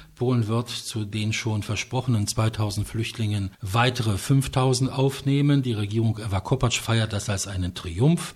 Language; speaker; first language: German; non-native, fluent; Polish